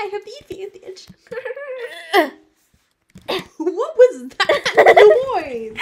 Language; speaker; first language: English; native; English